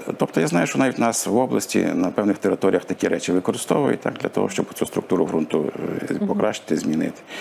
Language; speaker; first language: Ukrainian; native; Ukrainian